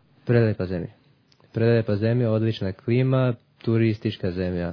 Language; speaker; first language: Serbian; early bilingual, heritage; Serbian